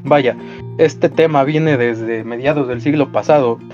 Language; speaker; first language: Spanish; native; Spanish